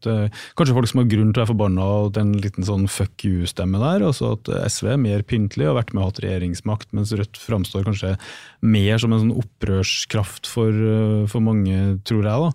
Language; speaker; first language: Norwegian; native; Norwegian